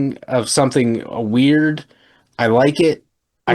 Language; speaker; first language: English; native; English